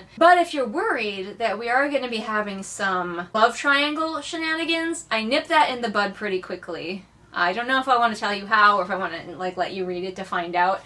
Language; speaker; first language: English; native; English